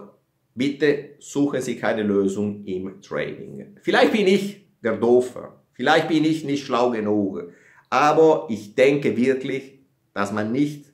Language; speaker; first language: German; non-native, fluent; Italian